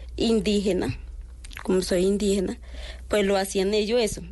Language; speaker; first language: Spanish; non-native, local second language; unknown